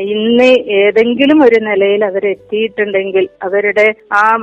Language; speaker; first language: Malayalam; native; Malayalam